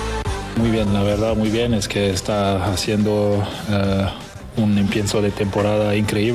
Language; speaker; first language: Spanish; non-native, fluent; French